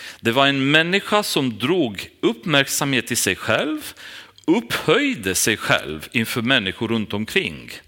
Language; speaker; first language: Swedish; non-native, fluent; Romanian